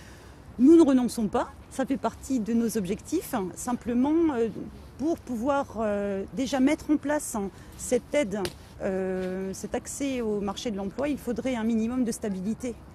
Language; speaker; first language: French; native; French